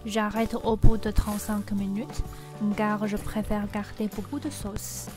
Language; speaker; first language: French; non-native, fluent; Chinese